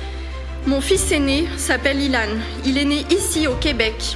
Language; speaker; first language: French; native; French